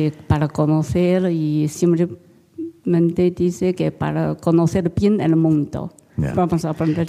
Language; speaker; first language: Spanish; non-native, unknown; Chinese